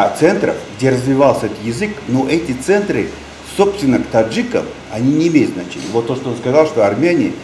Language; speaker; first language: Russian; non-native, local second language; Tajik